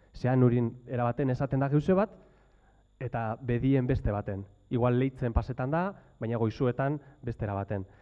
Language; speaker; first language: Basque; native; Basque